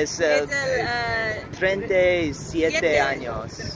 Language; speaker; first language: Spanish; non-native, learner; English